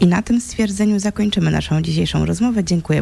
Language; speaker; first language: Polish; native; Polish